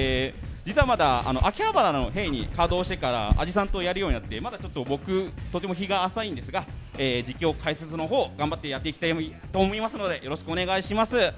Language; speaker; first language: Japanese; native; Japanese